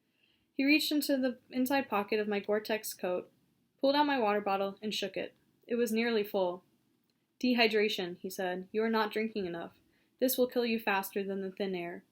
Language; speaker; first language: English; native; English